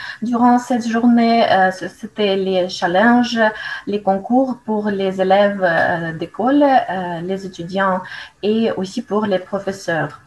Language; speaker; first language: French; non-native, fluent; Russian